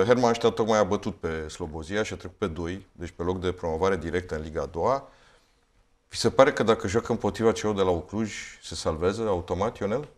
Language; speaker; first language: Romanian; native; Romanian